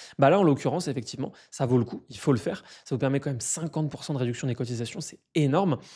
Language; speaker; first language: French; native; French